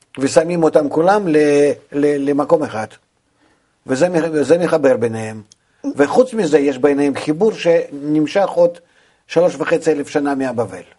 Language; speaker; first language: Hebrew; non-native, fluent; Russian